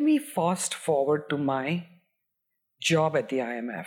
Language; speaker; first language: English; non-native, local second language; Hindi